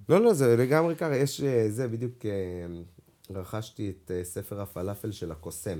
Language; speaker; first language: Hebrew; native; Hebrew